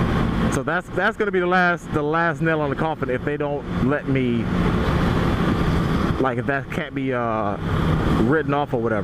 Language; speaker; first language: English; native; English